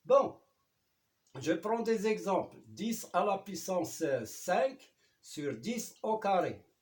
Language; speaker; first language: French; non-native, local second language; Arabic